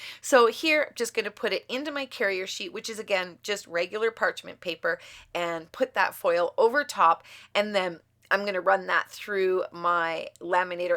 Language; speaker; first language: English; native; English